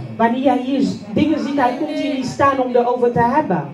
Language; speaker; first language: Dutch; non-native, fluent; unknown